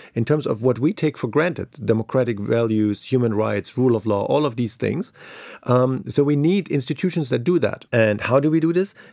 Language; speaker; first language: English; non-native, fluent; German